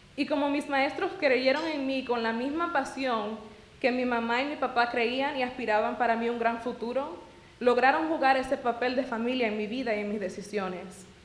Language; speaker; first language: Spanish; early bilingual, other home language; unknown